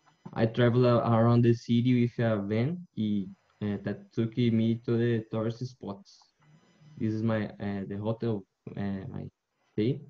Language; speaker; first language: English; non-native, learner; Portuguese